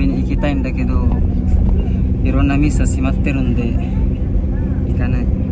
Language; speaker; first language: Japanese; non-native, learner; Indonesian